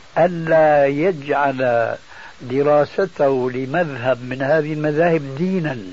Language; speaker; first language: Arabic; early bilingual, other home language; Albanian